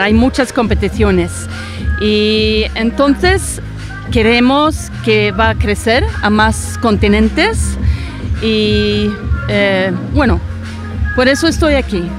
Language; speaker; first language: Spanish; non-native, fluent; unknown